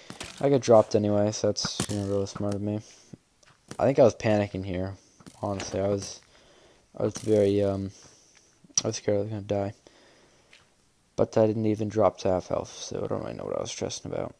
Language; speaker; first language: English; native; English